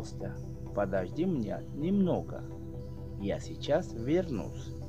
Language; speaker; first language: Russian; non-native, learner; Tajik